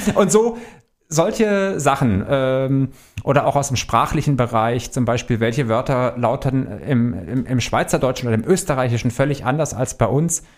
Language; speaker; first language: German; native; German